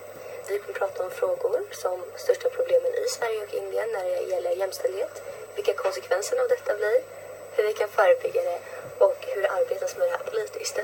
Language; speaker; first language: Swedish; native; Swedish